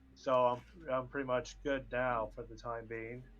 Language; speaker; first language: English; native; English